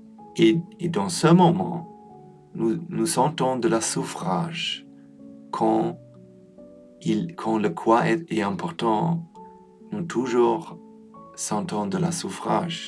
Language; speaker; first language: French; non-native, learner; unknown